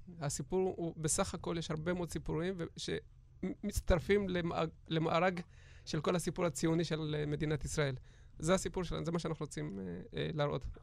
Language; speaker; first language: Hebrew; native; Hebrew